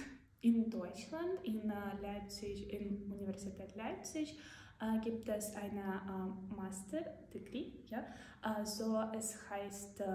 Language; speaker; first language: German; non-native, learner; Ukrainian